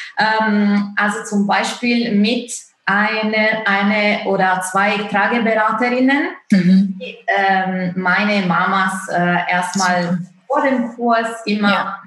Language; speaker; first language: German; non-native, fluent; Italian